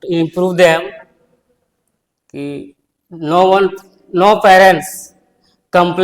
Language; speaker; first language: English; non-native, learner; Hindi